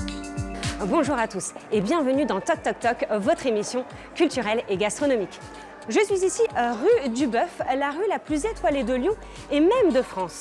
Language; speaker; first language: French; native; French